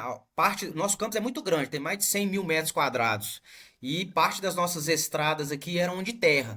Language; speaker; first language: Portuguese; native; Portuguese